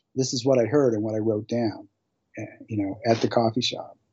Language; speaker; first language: English; native; English